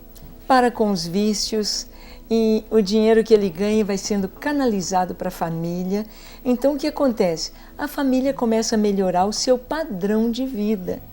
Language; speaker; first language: Portuguese; native; Portuguese